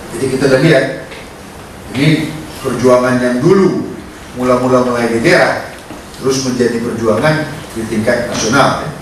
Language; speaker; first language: Indonesian; non-native, local second language; Punjabi